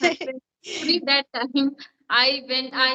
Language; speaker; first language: English; non-native, learner; Hindi